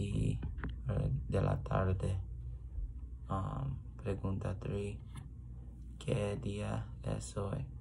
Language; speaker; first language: Spanish; non-native, learner; English